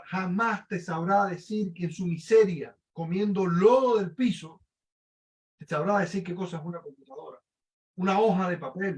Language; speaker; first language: Spanish; native; Spanish